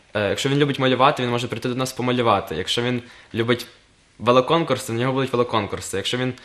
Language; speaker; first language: Ukrainian; native; Ukrainian